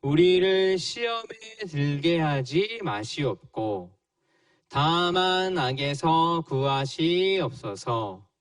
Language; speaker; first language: Korean; native; Korean